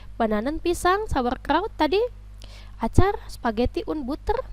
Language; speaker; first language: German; non-native, fluent; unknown